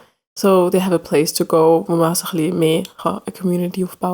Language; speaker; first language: German; early bilingual, other home language; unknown